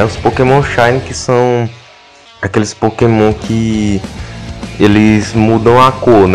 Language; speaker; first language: Portuguese; native; Portuguese